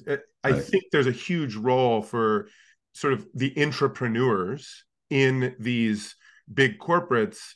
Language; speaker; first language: English; native; English